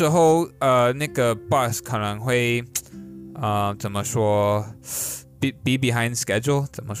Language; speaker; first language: Chinese; non-native, fluent; English